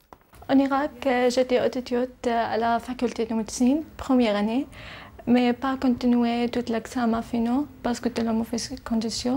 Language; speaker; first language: French; non-native, learner; Assyrian Neo-Aramaic